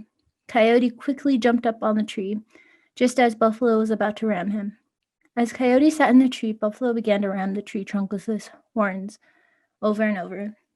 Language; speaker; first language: English; native; English